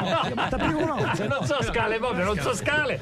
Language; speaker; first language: Italian; native; Italian